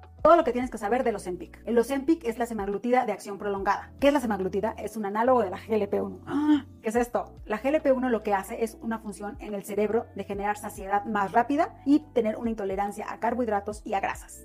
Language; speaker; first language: Spanish; native; Spanish